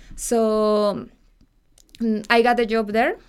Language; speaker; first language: English; non-native, fluent; Spanish